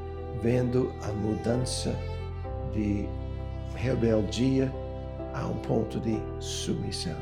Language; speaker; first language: Portuguese; non-native, fluent; English